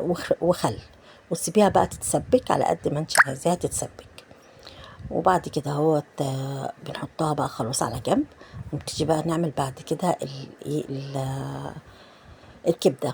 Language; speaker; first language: Arabic; native; Arabic